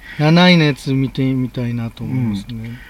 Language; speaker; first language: Japanese; native; Japanese